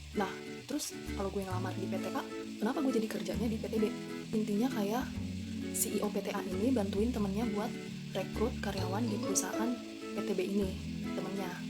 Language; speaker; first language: Indonesian; native; Indonesian